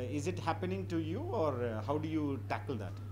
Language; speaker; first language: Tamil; native; Tamil